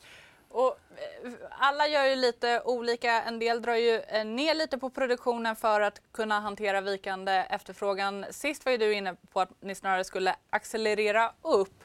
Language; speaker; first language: Swedish; native; Swedish